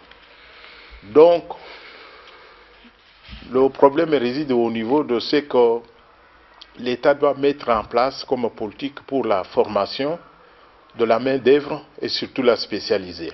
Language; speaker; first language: French; non-native, local second language; Luba-Lulua